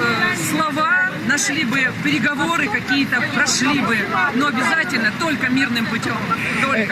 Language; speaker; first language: Russian; native; Russian